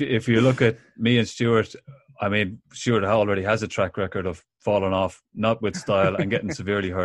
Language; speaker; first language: English; native; English